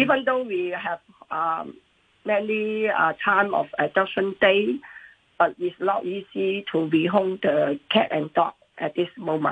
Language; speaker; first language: English; non-native, local second language; Cantonese